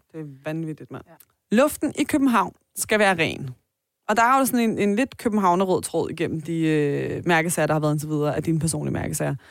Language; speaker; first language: Danish; early bilingual, other home language; Persian